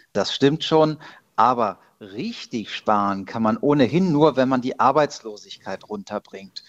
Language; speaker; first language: German; native; German